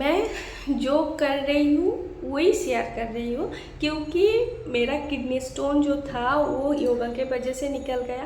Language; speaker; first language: Hindi; non-native, local second language; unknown